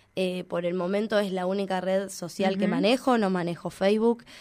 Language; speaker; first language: Spanish; native; Spanish